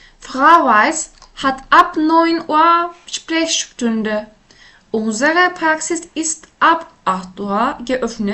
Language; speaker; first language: German; non-native, fluent; Turkish